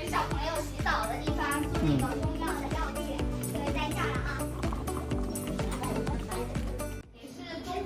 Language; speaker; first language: Chinese; native; Chinese